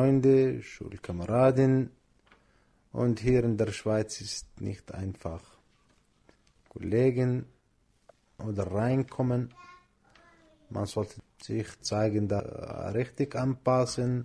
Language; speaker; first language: German; non-native, learner; Arabic